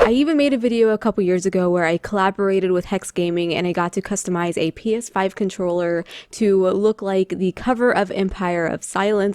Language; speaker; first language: English; native; English